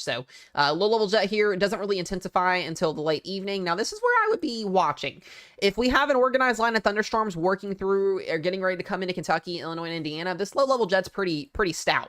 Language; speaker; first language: English; native; English